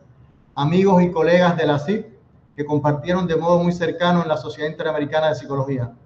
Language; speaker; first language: Spanish; native; Spanish